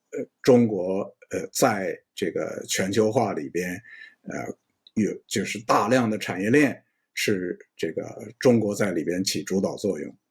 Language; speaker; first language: Chinese; native; Chinese